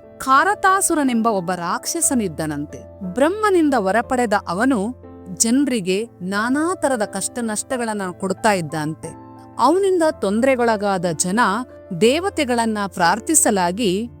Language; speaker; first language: Kannada; non-native, local second language; Tulu